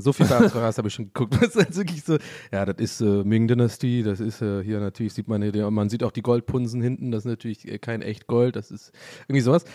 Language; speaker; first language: German; native; German